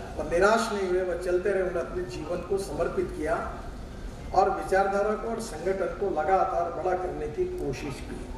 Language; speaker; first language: Hindi; non-native, local second language; Marathi